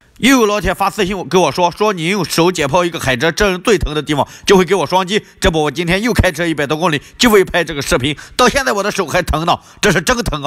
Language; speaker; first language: Chinese; native; Chinese